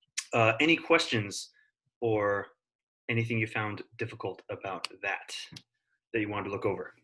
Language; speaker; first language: English; native; English